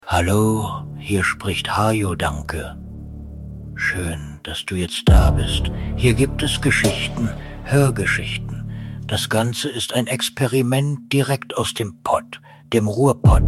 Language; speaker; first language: German; native; German